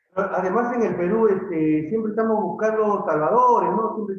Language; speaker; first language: Spanish; native; Spanish